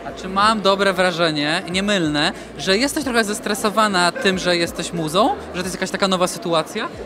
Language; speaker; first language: Polish; native; Polish